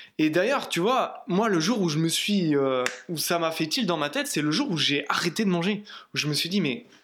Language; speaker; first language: French; native; French